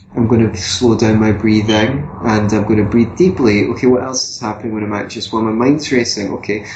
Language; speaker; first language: English; native; English